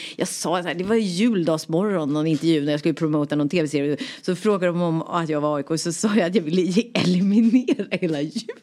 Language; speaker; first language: Swedish; native; Swedish